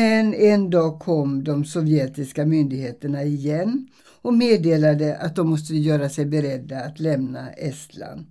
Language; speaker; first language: Swedish; early bilingual, other home language; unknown